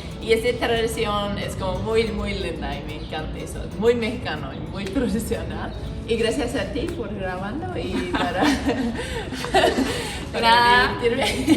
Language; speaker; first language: Spanish; non-native, learner; English